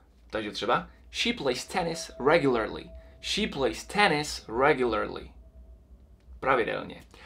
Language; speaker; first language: English; non-native, fluent; Czech